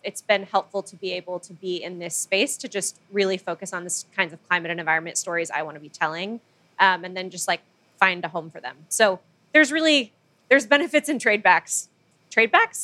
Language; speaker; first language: English; non-native, local second language; Filipino